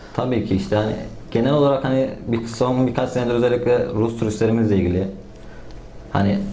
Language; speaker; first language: Turkish; native; Turkish